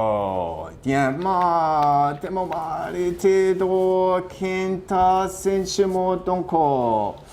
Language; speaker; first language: Japanese; non-native, fluent; English